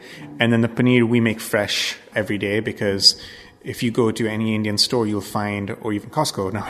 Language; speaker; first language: English; non-native, local second language; Bangla